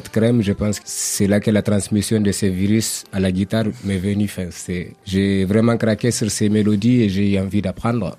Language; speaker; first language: French; non-native, local second language; Tamasheq